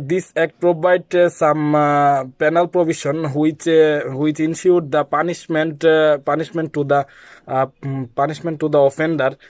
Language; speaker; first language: English; non-native, learner; Bangla